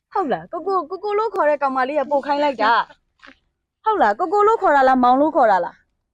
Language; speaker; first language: Burmese; native; Burmese